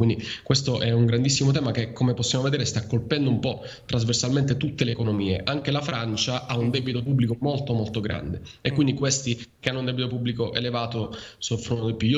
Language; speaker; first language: Italian; native; Italian